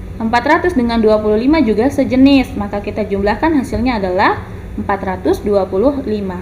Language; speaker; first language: Indonesian; native; Indonesian